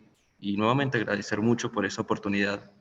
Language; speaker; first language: Spanish; native; Spanish